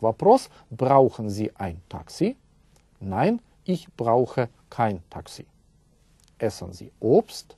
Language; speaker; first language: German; non-native, fluent; Russian